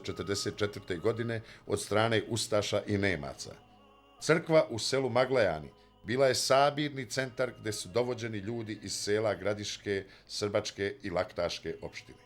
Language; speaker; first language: Bosnian; native; Bosnian